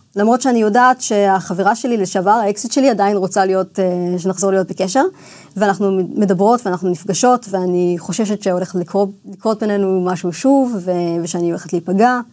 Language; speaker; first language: Hebrew; early bilingual, other home language; English